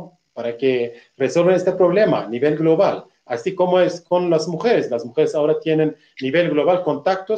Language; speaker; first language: Spanish; non-native, fluent; Kurdish